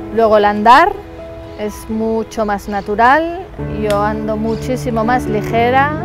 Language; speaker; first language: Spanish; native; Spanish